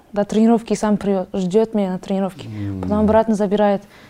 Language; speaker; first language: Russian; non-native, local second language; Kazakh